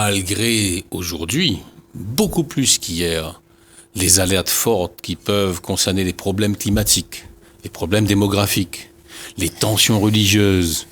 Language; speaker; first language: French; native; French